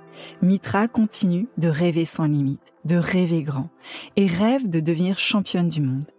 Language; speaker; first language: French; native; French